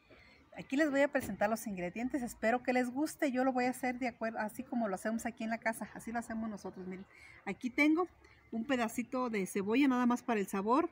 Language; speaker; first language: Spanish; native; Spanish